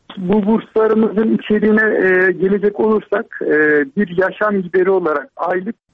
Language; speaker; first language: Turkish; native; Turkish